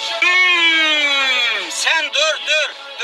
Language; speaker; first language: Turkish; native; Turkish